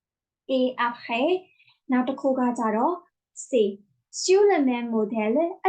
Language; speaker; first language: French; non-native, fluent; Burmese